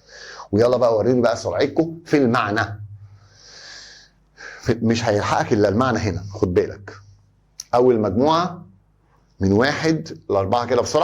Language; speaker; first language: Arabic; native; Arabic